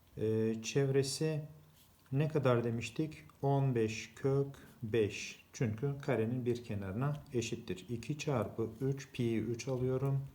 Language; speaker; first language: Turkish; native; Turkish